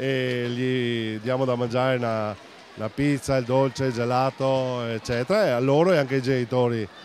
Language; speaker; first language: Italian; native; Italian